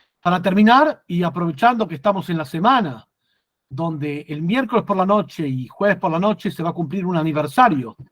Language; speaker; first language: Spanish; native; Spanish